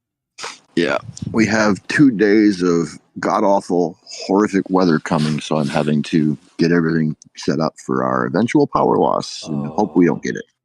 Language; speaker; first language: English; native; English